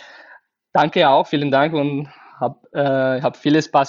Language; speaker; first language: German; non-native, fluent; Spanish